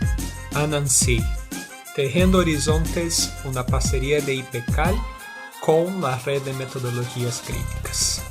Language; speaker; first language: Spanish; non-native, fluent; Portuguese